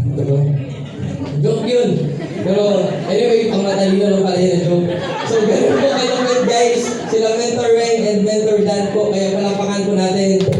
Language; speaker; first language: Filipino; non-native, local second language; Cebuano